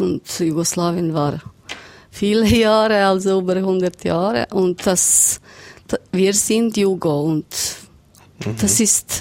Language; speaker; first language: German; non-native, learner; Serbian